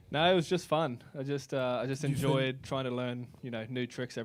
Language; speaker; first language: English; native; English